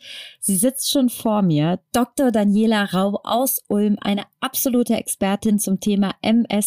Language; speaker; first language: German; native; German